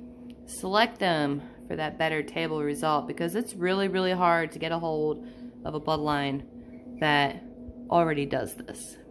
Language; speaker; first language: English; native; English